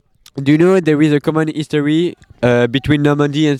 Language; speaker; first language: English; non-native, learner; French